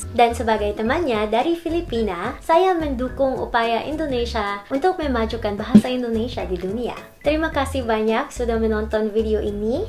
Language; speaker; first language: Indonesian; non-native, learner; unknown